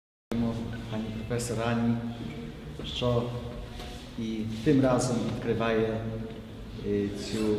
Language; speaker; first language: Ukrainian; non-native, fluent; Polish